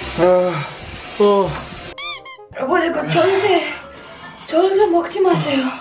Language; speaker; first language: Korean; non-native, learner; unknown